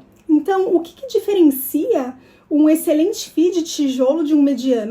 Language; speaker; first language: Portuguese; native; Portuguese